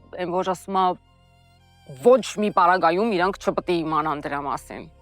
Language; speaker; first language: Armenian; native; Armenian